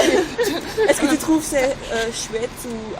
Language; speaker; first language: French; non-native, learner; Dutch